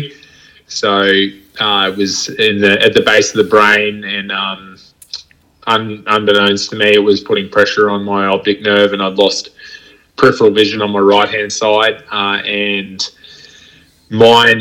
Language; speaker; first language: English; native; English